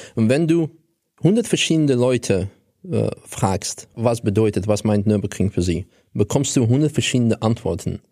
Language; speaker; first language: German; non-native, fluent; Russian